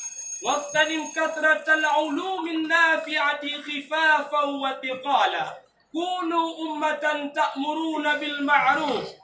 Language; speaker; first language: Arabic; non-native, learner; Achinese